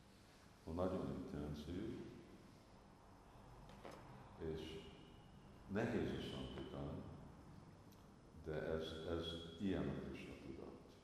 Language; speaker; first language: Hungarian; non-native, fluent; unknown